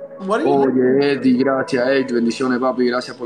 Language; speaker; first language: Spanish; native; Spanish